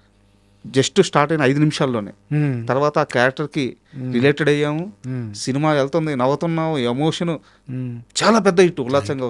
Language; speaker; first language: Telugu; native; Telugu